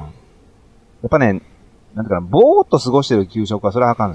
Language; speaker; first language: Japanese; native; Japanese